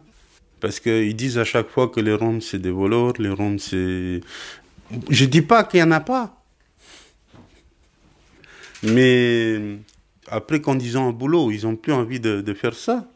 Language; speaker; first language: French; non-native, fluent; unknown